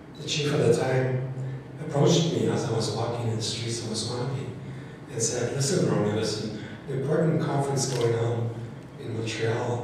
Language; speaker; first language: English; non-native, fluent; Cree